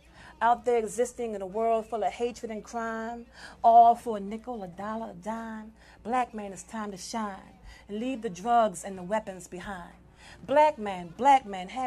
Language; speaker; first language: English; native; English